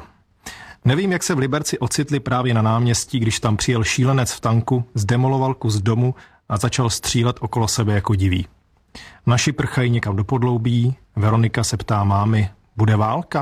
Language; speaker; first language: Czech; native; Czech